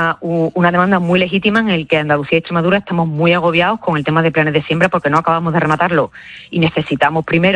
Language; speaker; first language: Spanish; native; Spanish